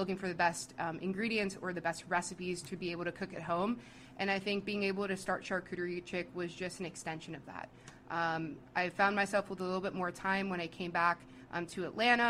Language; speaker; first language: English; native; English